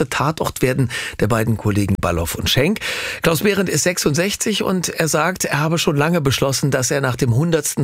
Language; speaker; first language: German; native; German